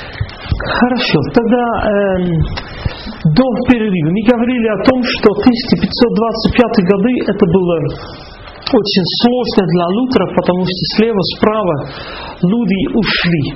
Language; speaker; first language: Russian; non-native, fluent; Dutch